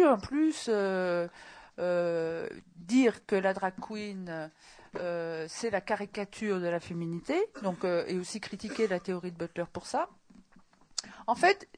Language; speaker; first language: French; native; French